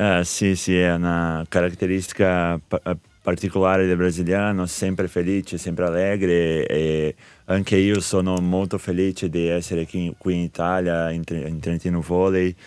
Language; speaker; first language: Italian; non-native, fluent; Portuguese